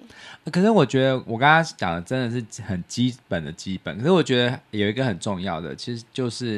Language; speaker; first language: Chinese; native; Chinese